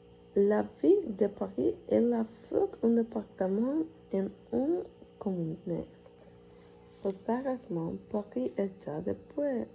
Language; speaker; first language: French; non-native, learner; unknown